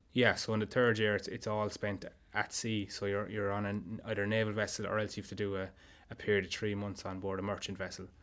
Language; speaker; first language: English; native; English